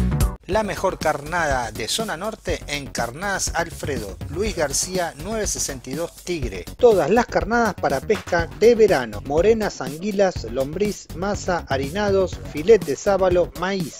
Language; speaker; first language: Spanish; native; Spanish